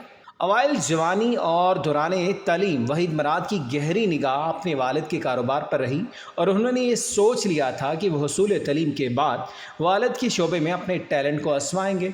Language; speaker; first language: Urdu; native; Urdu